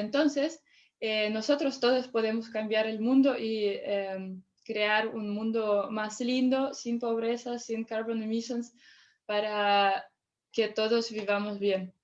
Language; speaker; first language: Spanish; non-native, fluent; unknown